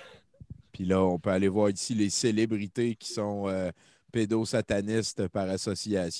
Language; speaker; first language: French; native; French